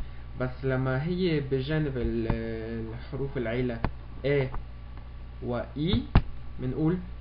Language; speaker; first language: Arabic; early bilingual, heritage; Arabic